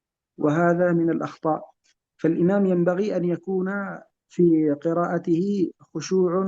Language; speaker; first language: Arabic; native; Arabic